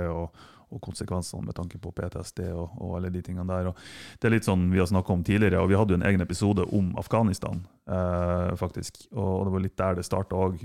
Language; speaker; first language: Norwegian; non-native, fluent; German